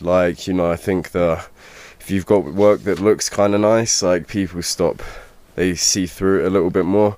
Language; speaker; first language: English; native; English